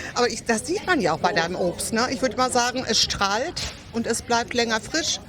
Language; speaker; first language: German; early bilingual, other home language; Greek